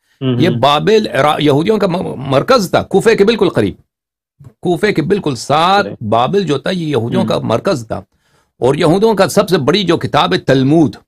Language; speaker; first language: Urdu; native; Urdu